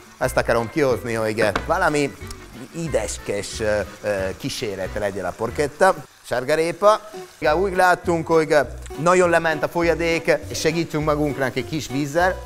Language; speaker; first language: Hungarian; non-native, fluent; Italian